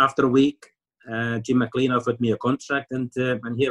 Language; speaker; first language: English; non-native, fluent; Finnish